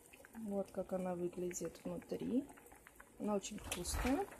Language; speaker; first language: Russian; native; Russian